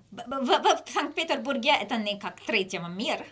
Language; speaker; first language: Russian; non-native, learner; English